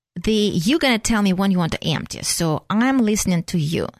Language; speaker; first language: English; non-native, fluent; Russian